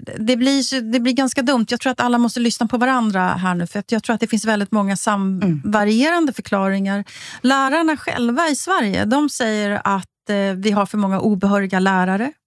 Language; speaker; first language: Swedish; native; Swedish